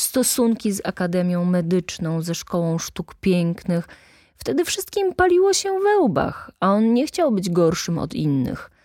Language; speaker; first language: Polish; native; Polish